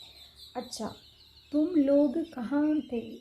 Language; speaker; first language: Hindi; non-native, fluent; Sinhala